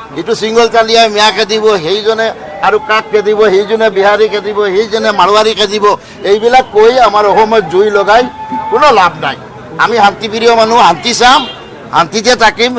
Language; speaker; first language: Assamese; non-native, local second language; Bangla